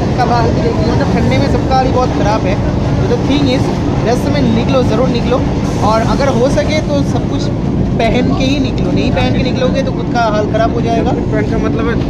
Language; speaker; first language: Hindi; native; Hindi